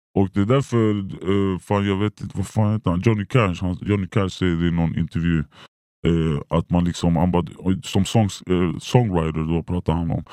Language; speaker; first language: Swedish; native; Swedish